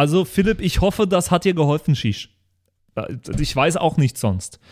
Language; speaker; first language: German; native; German